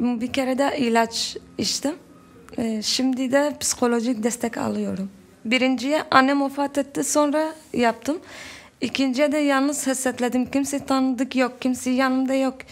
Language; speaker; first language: Turkish; non-native, learner; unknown